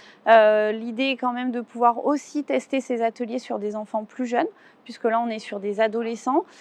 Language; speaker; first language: French; native; French